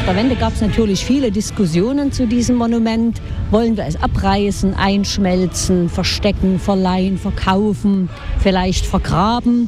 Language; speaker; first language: German; native; German